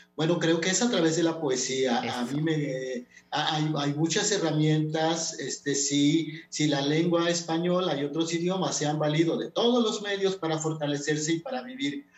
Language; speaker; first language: Spanish; non-native, local second language; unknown